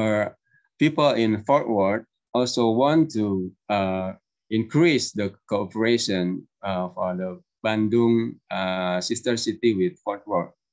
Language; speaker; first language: English; non-native, learner; Indonesian